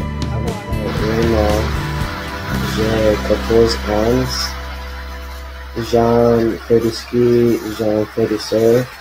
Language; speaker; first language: French; non-native, learner; English